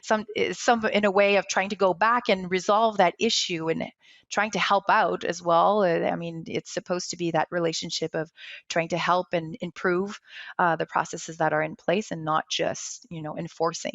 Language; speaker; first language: English; non-native, local second language; French